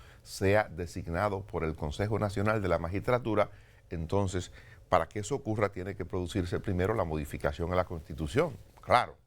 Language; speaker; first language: Spanish; native; Spanish